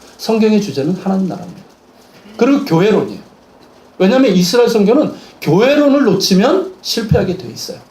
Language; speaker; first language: Korean; native; Korean